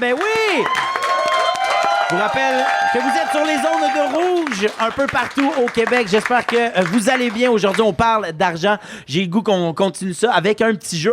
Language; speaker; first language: French; native; French